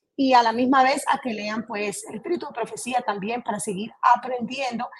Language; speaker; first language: Spanish; early bilingual, heritage; Spanish